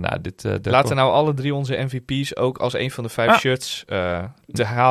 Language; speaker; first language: Dutch; native; Dutch